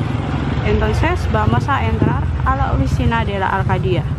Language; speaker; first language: Spanish; non-native, learner; Indonesian